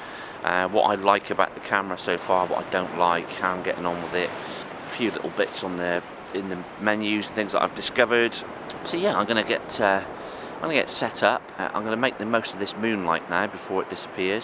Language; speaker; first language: English; native; English